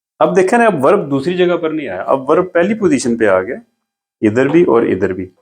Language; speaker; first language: Urdu; non-native, local second language; Punjabi